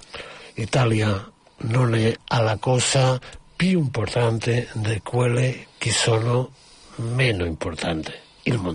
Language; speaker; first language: Italian; non-native, learner; Catalan